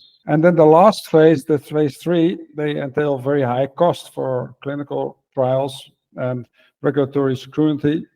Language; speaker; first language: English; non-native, fluent; Dutch